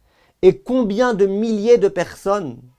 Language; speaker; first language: French; native; French